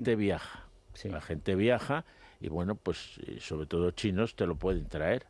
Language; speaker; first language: Spanish; native; Spanish